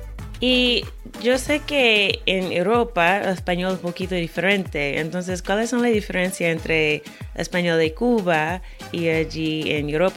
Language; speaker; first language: Spanish; non-native, fluent; English